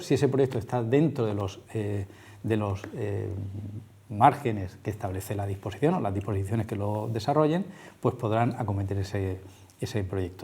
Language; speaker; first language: Spanish; native; Spanish